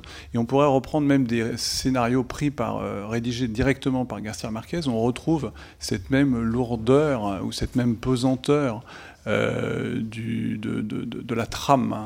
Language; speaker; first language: French; native; French